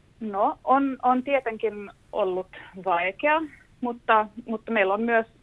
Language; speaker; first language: Finnish; non-native, local second language; Swedish